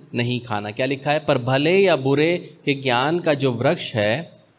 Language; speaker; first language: Hindi; native; Hindi